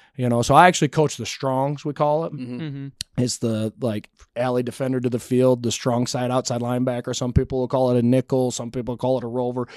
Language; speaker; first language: English; native; English